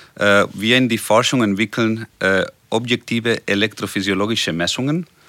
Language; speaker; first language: German; non-native, fluent; Spanish